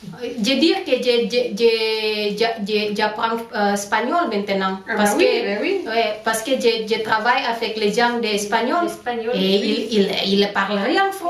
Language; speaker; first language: French; non-native, learner; Indonesian